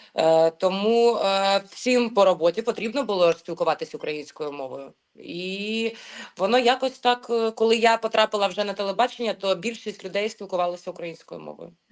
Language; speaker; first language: Ukrainian; non-native, local second language; Russian